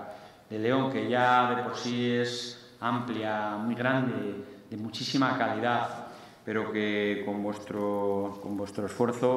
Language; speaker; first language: Spanish; native; Spanish